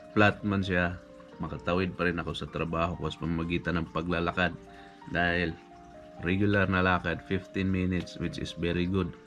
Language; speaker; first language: Filipino; non-native, local second language; Cebuano